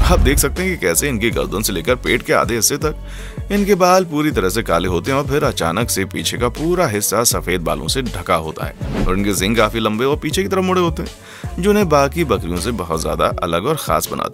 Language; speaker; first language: Hindi; native; Hindi